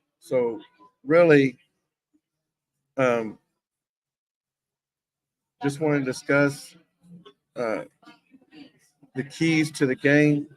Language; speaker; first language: English; native; English